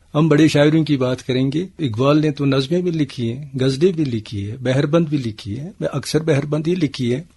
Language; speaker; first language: Urdu; non-native, local second language; Kashmiri